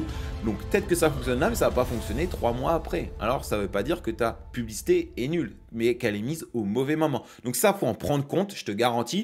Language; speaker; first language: French; native; French